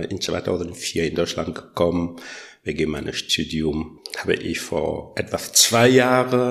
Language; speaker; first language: German; non-native, learner; French